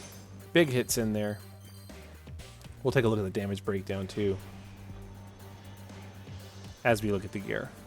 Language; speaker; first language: English; native; English